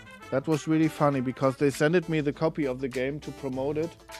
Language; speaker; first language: English; non-native, fluent; German